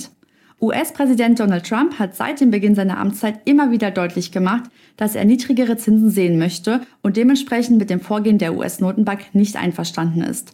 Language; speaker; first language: German; native; German